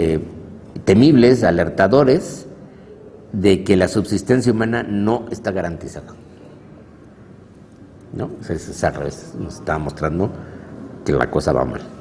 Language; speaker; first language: Spanish; native; Spanish